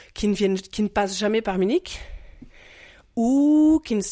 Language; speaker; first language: French; native; French